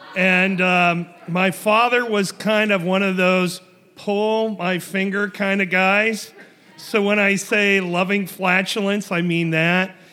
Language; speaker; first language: English; native; English